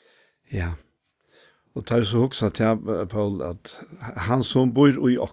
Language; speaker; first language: Danish; non-native, local second language; Faroese